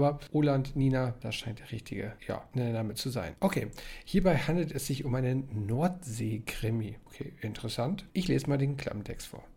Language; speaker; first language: German; native; German